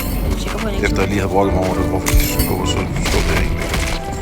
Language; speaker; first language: Danish; native; Danish